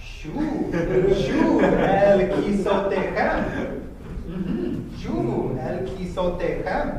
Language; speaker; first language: Hebrew; non-native, fluent; English